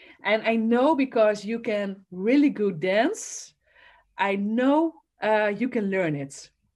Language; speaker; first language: English; non-native, fluent; Dutch